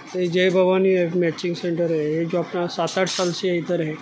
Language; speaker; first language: Hindi; non-native, local second language; Marathi